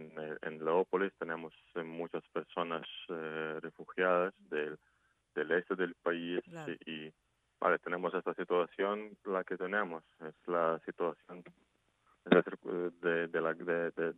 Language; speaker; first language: Spanish; non-native, fluent; Ukrainian